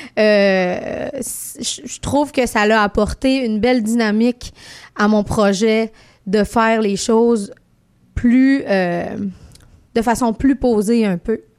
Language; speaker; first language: French; native; French